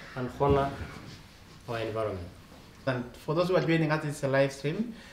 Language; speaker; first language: English; non-native, local second language; Masai